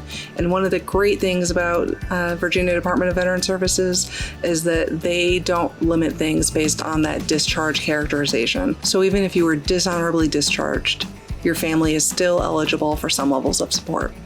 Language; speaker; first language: English; native; English